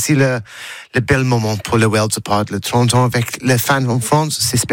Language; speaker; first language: French; non-native, learner; English